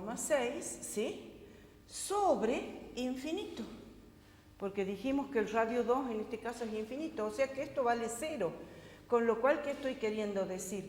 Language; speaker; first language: Spanish; native; Spanish